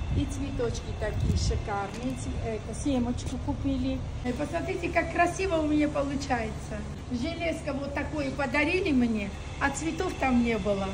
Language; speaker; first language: Russian; non-native, local second language; Armenian